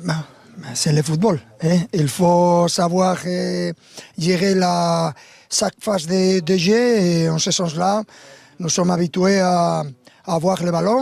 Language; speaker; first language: French; non-native, learner; Spanish